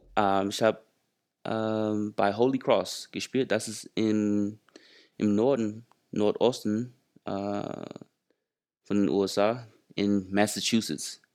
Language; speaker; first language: German; non-native, fluent; English